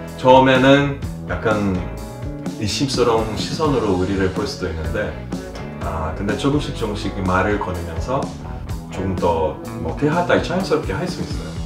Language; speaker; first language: Korean; non-native, fluent; Portuguese